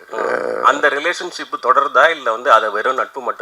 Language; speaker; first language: Tamil; native; Tamil